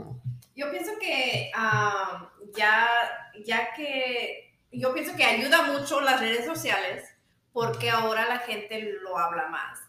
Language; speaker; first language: Spanish; early bilingual, other home language; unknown